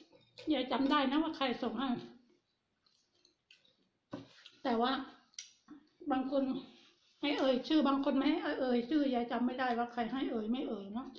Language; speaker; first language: Thai; non-native, local second language; Northeastern Thai